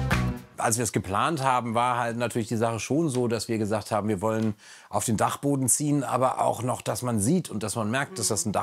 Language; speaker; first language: German; native; German